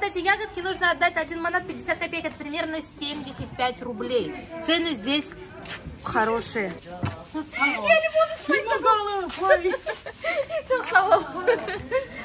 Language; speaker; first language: Russian; native; Russian